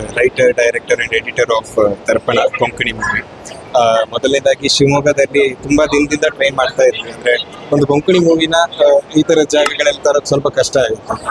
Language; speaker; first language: Kannada; non-native, local second language; Konkani